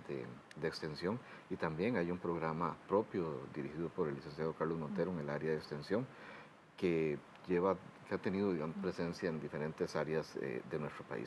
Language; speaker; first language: Spanish; native; Spanish